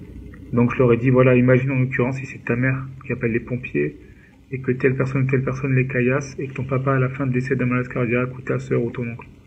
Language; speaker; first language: French; native; French